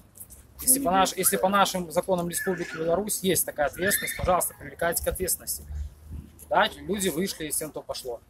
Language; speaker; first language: Russian; native; Russian